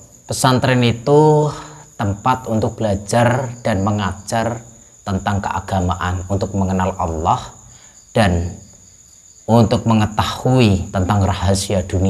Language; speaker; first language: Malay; non-native, local second language; Javanese